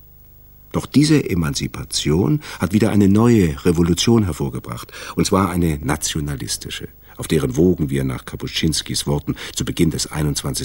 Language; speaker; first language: German; native; German